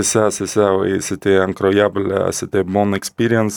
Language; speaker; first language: French; non-native, learner; Russian